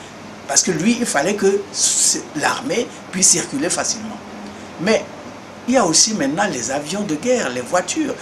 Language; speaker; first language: French; non-native, local second language; Duala